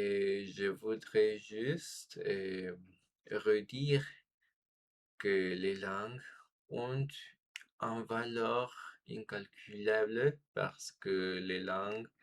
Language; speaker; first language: French; non-native, fluent; Spanish